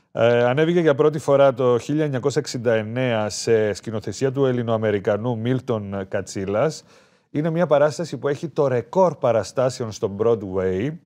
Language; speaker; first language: Greek; native; Greek